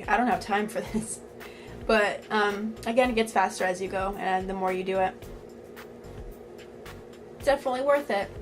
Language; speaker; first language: English; native; English